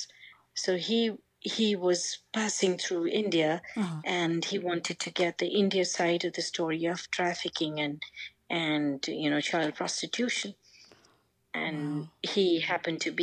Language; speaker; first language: English; non-native, local second language; Bangla